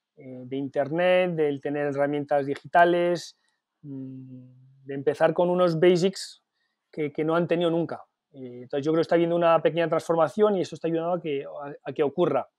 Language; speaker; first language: Spanish; early bilingual, heritage; Spanish